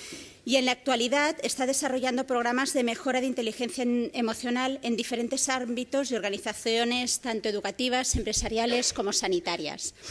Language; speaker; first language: Spanish; native; Spanish